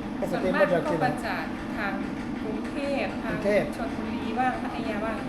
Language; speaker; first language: Thai; native; Thai